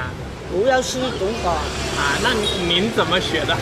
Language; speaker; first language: Chinese; non-native, fluent; English